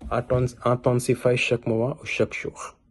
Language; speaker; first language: French; non-native, learner; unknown